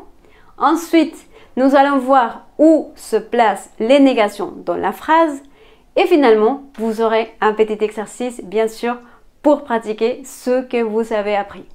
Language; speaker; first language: French; non-native, fluent; Spanish